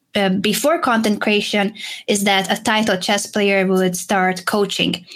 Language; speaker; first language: English; non-native, fluent; Hungarian